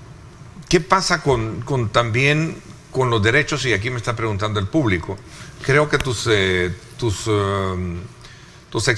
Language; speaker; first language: Spanish; native; Spanish